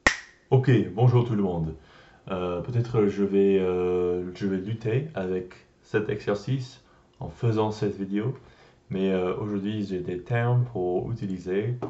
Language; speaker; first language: French; non-native, learner; English